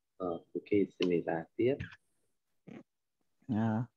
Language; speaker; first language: Korean; non-native, fluent; Vietnamese